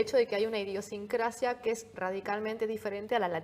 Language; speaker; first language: Spanish; native; Spanish